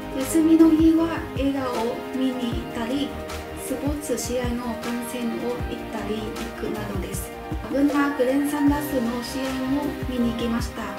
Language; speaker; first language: Japanese; non-native, fluent; Vietnamese